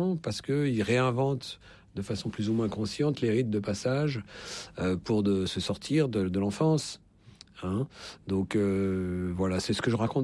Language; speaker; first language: French; native; French